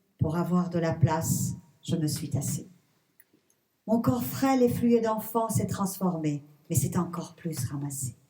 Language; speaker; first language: French; early bilingual, other home language; Persian